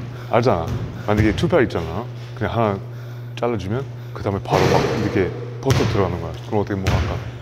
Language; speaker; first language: Korean; non-native, learner; English